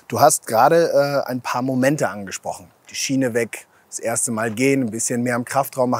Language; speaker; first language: German; native; German